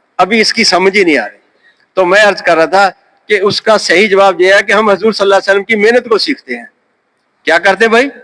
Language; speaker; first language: Urdu; native; Urdu